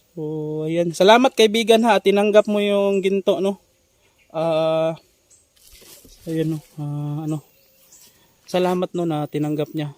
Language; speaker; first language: Filipino; native; Filipino